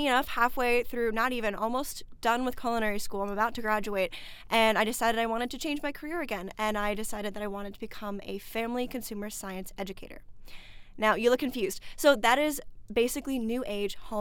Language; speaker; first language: English; native; English